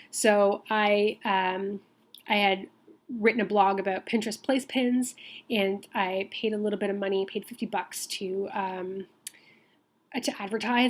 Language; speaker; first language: English; native; English